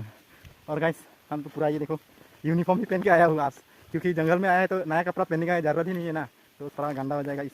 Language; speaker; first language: Hindi; non-native, local second language; Karbi